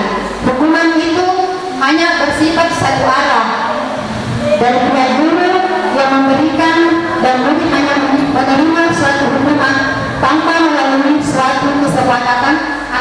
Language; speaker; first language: Indonesian; native; Indonesian